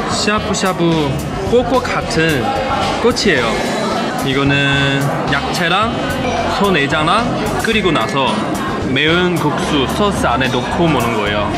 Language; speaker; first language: Korean; non-native, learner; Chinese